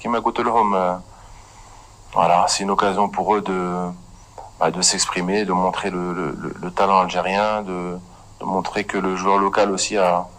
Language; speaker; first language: French; native; French